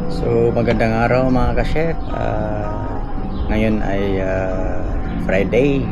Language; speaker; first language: Filipino; non-native, local second language; Hiligaynon